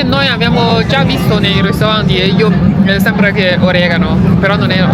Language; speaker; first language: Italian; non-native, learner; Chinese